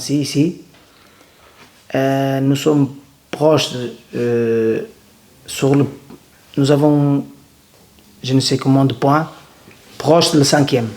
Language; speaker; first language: French; non-native, learner; Portuguese